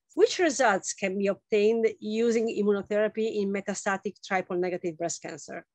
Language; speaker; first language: English; non-native, fluent; Italian